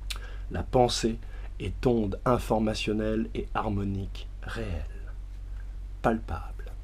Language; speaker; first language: French; native; French